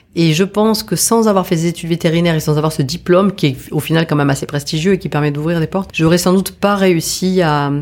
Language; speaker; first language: French; native; French